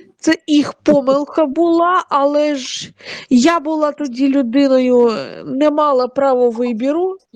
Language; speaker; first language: Ukrainian; non-native, fluent; Russian